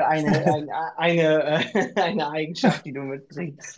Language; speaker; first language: German; native; German